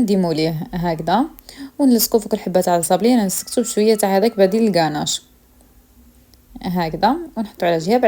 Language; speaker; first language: Arabic; native; Arabic